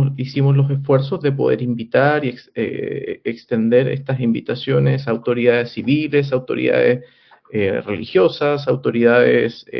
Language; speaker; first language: Spanish; native; Spanish